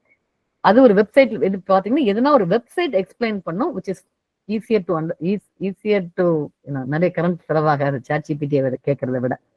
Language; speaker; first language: Tamil; native; Tamil